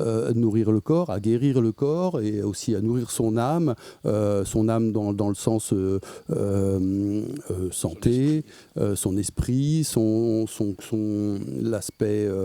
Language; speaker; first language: French; native; French